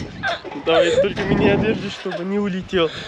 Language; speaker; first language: Russian; non-native, local second language; Kyrgyz